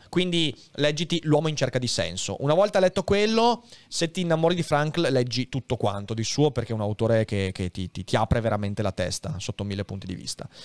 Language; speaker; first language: Italian; native; Italian